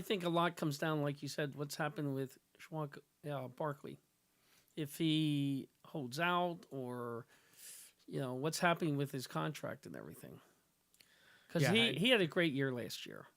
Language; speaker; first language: English; native; English